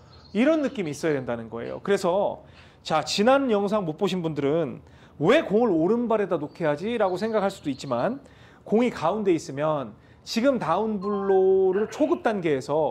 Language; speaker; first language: Korean; native; Korean